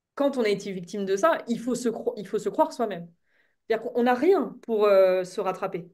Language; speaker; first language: French; native; French